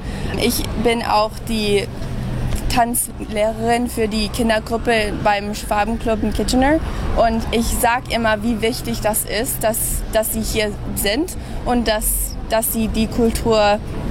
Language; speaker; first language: German; early bilingual, heritage; German